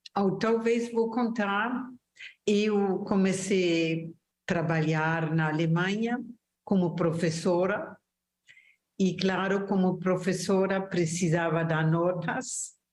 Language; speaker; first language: Portuguese; non-native, fluent; German